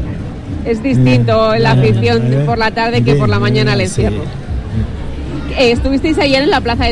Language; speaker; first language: Spanish; native; Spanish